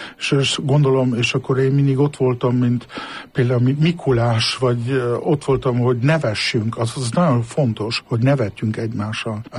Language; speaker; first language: Hungarian; early bilingual, heritage; Hungarian